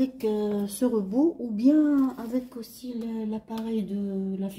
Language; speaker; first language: French; non-native, local second language; Arabic